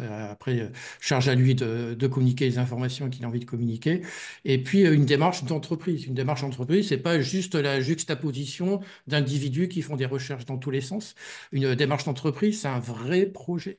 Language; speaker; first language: French; native; French